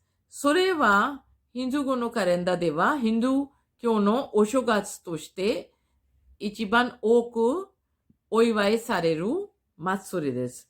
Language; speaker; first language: Japanese; non-native, fluent; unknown